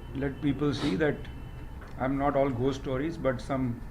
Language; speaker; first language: English; non-native, local second language; Hindi